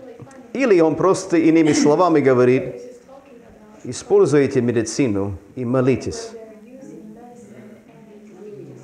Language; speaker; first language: Russian; non-native, fluent; English